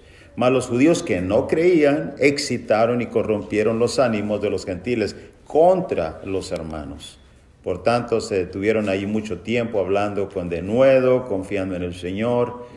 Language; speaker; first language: Spanish; native; Spanish